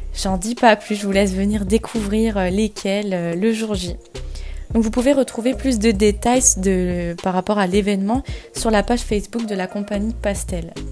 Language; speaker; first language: French; native; French